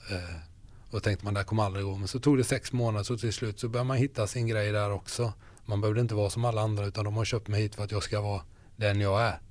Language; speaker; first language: Swedish; native; Swedish